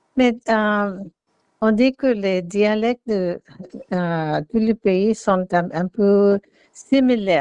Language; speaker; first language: French; non-native, learner; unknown